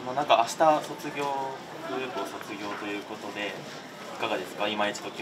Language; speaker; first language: Japanese; native; Japanese